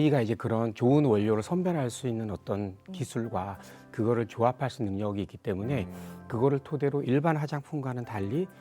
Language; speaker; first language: Korean; native; Korean